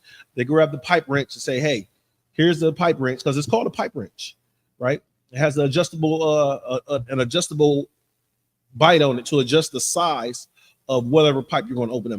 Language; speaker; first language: English; native; English